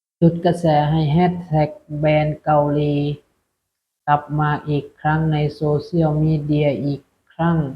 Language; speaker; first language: Thai; non-native, local second language; Lao